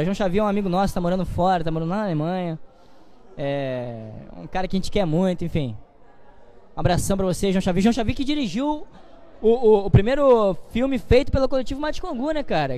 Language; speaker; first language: Portuguese; native; Portuguese